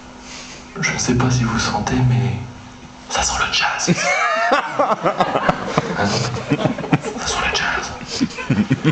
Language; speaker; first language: French; native; French